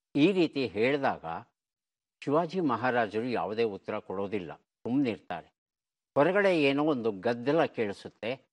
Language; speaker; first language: Kannada; native; Kannada